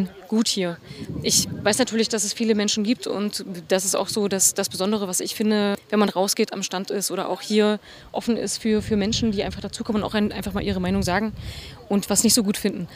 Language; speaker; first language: German; native; German